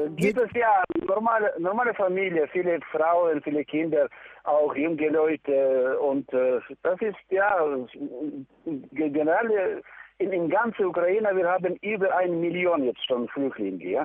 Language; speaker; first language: German; non-native, fluent; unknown